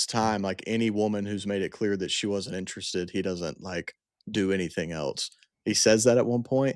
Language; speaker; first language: English; native; English